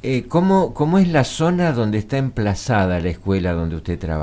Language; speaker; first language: Spanish; native; Spanish